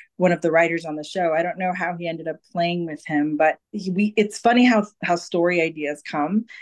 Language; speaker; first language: English; native; English